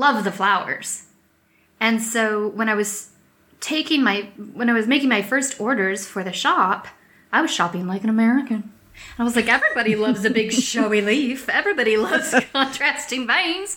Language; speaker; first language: English; native; English